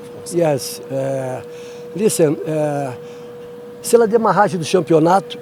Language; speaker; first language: French; non-native, learner; Portuguese